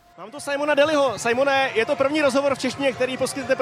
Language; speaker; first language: Czech; native; Czech